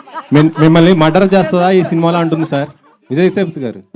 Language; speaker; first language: Telugu; native; Telugu